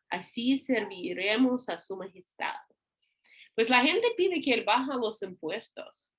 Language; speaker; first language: Spanish; non-native, fluent; English